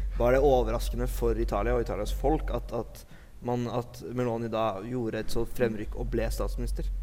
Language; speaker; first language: Norwegian; native; Norwegian